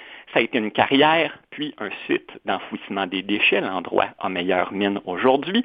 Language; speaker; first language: French; native; French